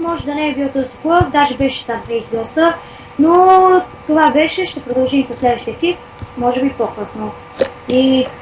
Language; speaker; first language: Bulgarian; native; Bulgarian